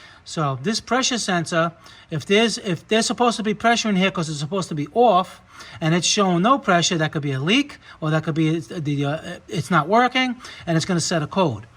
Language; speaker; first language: English; native; English